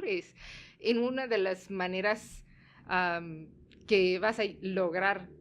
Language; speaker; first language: Spanish; non-native, fluent; Tamil